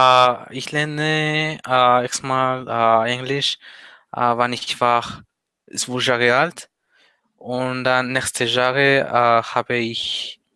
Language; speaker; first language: German; non-native, learner; Spanish